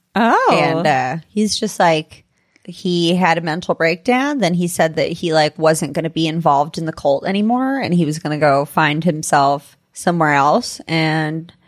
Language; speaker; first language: English; native; English